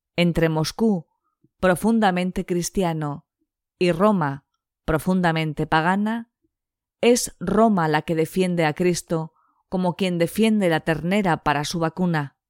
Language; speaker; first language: Spanish; non-native, local second language; Basque